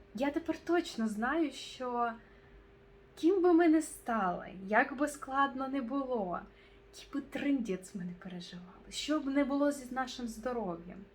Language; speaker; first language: Ukrainian; non-native, local second language; Russian